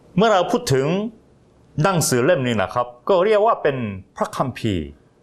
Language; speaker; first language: Thai; non-native, fluent; Korean